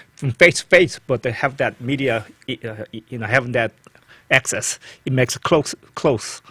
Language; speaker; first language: English; non-native, fluent; Korean